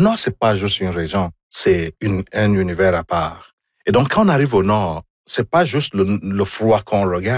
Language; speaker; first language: French; non-native, fluent; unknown